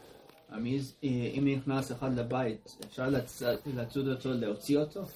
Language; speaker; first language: Hebrew; non-native, fluent; English